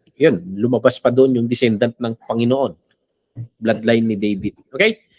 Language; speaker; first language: Filipino; non-native, local second language; Iloko